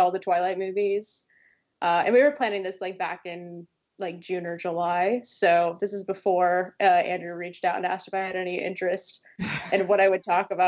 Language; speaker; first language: English; native; English